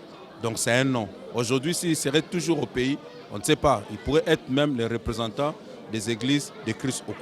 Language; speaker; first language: French; non-native, local second language; Lingala